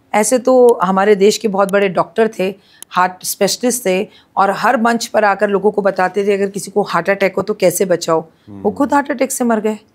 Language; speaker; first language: Hindi; native; Hindi